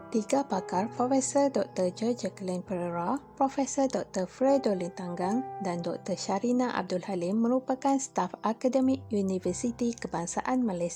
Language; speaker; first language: Malay; native; Malay